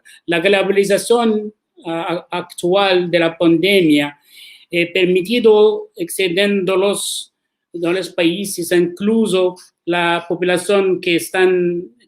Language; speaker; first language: Spanish; non-native, learner; Arabic